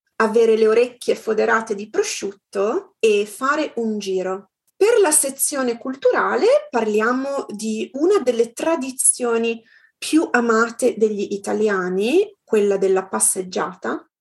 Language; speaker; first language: Italian; native; Italian